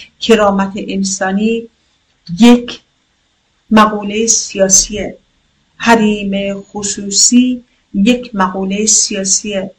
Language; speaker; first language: Persian; non-native, local second language; Kurdish